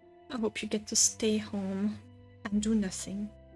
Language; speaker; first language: English; non-native, fluent; French